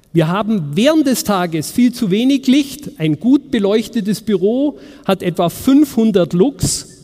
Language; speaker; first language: German; native; German